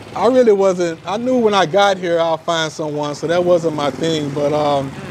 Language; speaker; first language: English; native; English